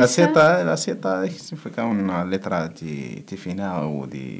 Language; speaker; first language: Spanish; non-native, learner; Berber languages